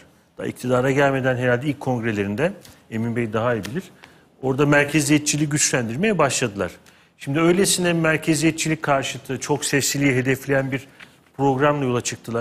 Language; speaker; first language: Turkish; native; Turkish